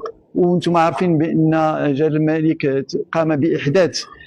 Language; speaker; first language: Arabic; native; Arabic